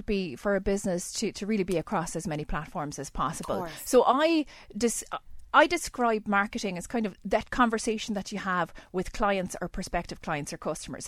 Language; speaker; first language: English; native; English